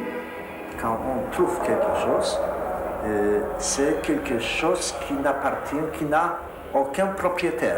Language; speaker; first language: French; non-native, fluent; Polish